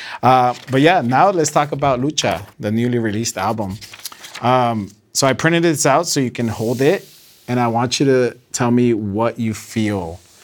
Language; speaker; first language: English; early bilingual, other home language; Spanish